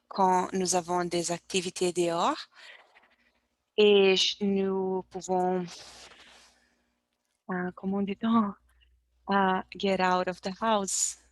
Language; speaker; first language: French; non-native, learner; Portuguese